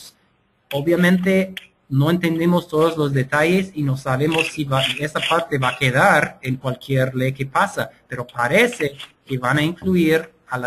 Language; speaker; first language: Spanish; non-native, fluent; English